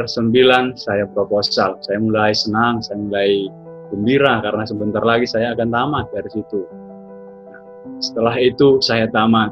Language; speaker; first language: Indonesian; native; Indonesian